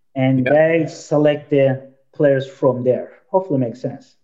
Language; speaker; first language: English; non-native, fluent; Turkish